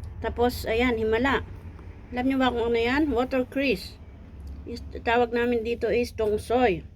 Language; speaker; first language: Filipino; non-native, local second language; Iloko